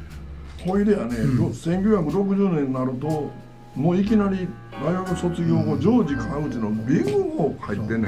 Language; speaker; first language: Japanese; native; Japanese